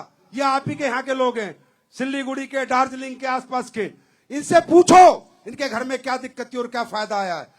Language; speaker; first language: Hindi; native; Hindi